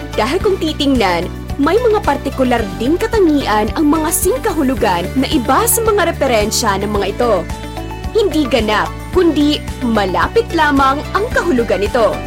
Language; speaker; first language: Filipino; native; Filipino